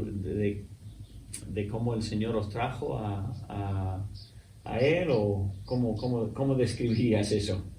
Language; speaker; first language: Spanish; non-native, fluent; English